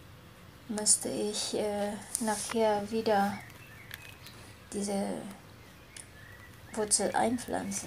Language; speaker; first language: German; non-native, fluent; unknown